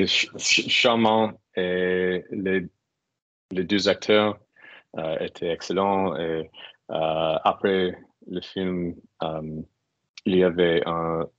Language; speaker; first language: French; non-native, learner; English